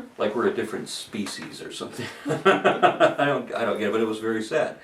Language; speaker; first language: English; native; English